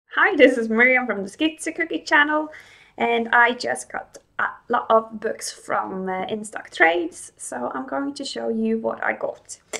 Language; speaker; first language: English; non-native, fluent; Swedish